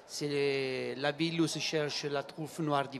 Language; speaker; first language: French; non-native, learner; Italian